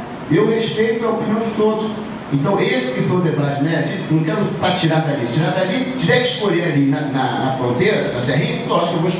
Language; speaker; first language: Portuguese; native; Portuguese